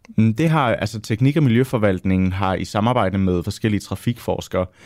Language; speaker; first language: Danish; native; Danish